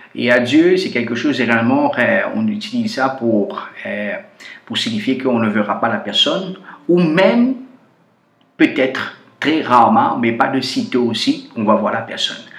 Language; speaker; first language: French; non-native, fluent; Portuguese